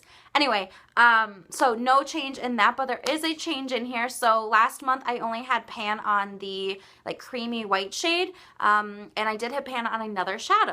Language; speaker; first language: English; native; English